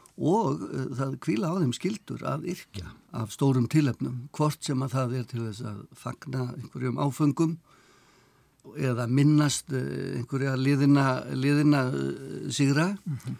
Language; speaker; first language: Icelandic; native; Icelandic